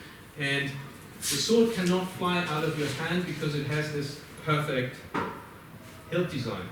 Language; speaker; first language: English; non-native, fluent; German